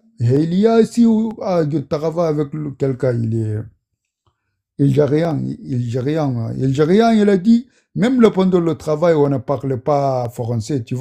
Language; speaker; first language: French; non-native, learner; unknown